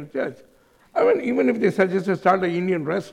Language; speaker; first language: English; non-native, local second language; Tamil